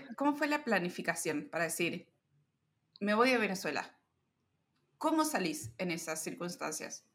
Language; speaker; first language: Spanish; native; Spanish